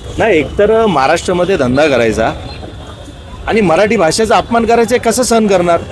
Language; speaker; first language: Marathi; non-native, local second language; Gujarati